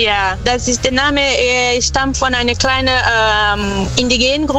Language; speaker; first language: German; non-native, fluent; Portuguese